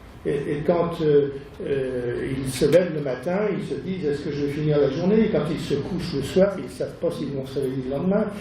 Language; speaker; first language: French; native; French